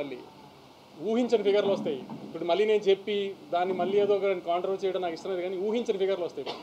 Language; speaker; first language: Telugu; native; Telugu